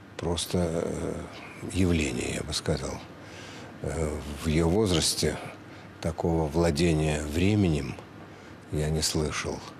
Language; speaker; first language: Russian; native; Russian